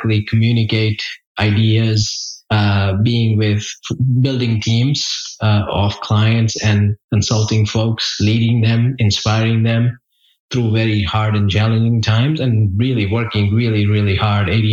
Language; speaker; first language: English; non-native, local second language; Gujarati